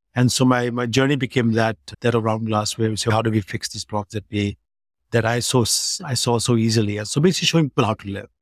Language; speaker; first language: English; non-native, local second language; Hindi